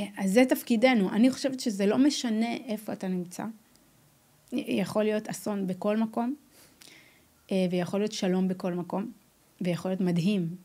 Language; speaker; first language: Hebrew; native; Hebrew